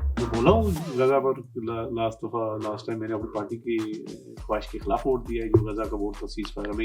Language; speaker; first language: Urdu; non-native, local second language; Pahari-Potwari